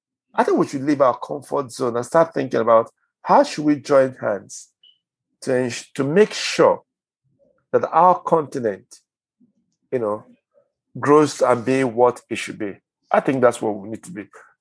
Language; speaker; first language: English; non-native, local second language; Igbo